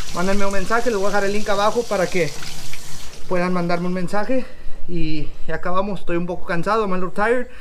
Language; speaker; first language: Spanish; early bilingual, heritage; Spanish